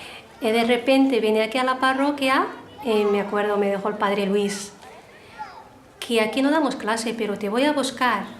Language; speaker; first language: Spanish; non-native, fluent; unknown